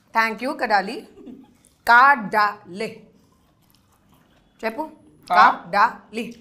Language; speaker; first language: Telugu; non-native, learner; Hindi